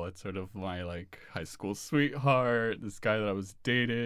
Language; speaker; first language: English; non-native, fluent; Spanish